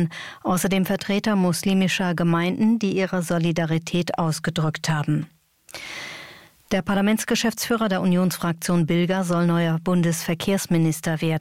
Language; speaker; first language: German; native; German